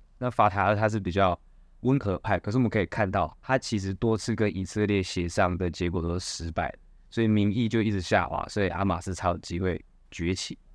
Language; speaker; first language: Chinese; native; Chinese